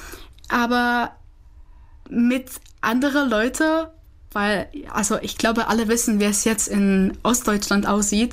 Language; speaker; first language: German; non-native, fluent; Czech